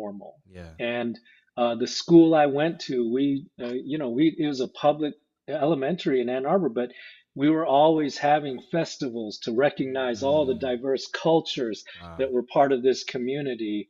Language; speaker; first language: English; early bilingual, other home language; Korean